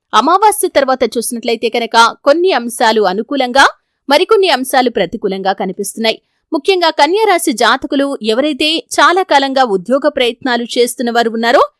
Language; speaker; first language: Telugu; native; Telugu